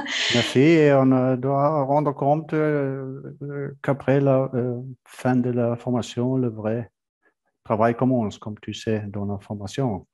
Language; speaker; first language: French; non-native, fluent; German